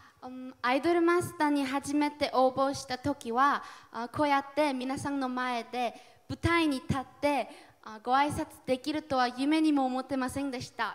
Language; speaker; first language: Japanese; non-native, fluent; Korean